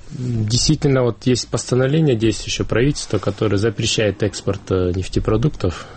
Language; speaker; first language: Russian; non-native, local second language; Kyrgyz